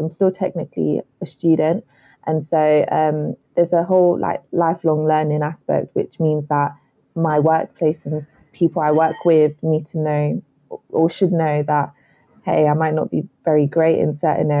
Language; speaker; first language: English; native; English